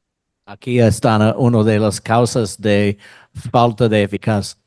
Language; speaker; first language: Spanish; non-native, fluent; English